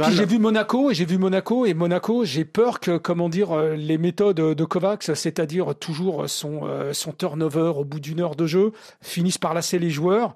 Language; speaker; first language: French; native; French